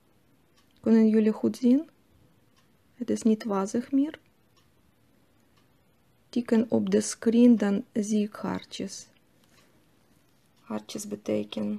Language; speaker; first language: Dutch; non-native, fluent; Russian